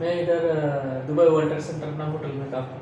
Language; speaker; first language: Hindi; non-native, learner; Bangla